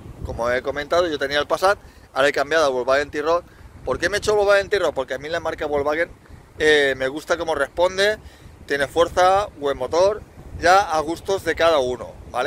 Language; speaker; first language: Spanish; native; Spanish